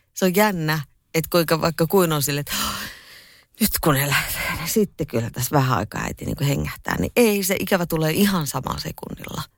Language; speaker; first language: Finnish; native; Finnish